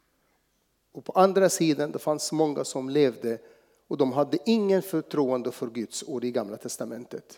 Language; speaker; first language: Swedish; non-native, fluent; Arabic